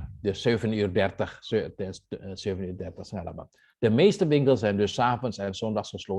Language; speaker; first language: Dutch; non-native, fluent; Indonesian